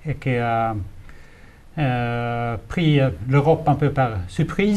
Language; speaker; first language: French; non-native, fluent; Swedish